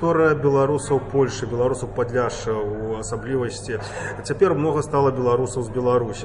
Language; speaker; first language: Belarusian; native; Belarusian